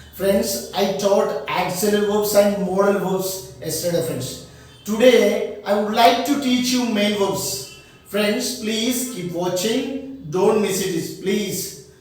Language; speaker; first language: English; non-native, local second language; Telugu